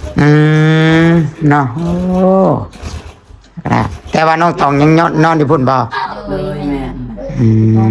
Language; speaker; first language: Thai; non-native, local second language; Lao